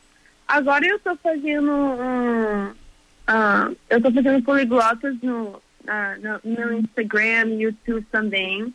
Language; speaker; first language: Portuguese; early bilingual, heritage; Portuguese